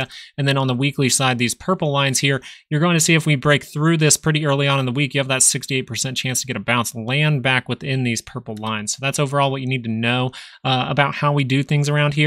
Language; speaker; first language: English; native; English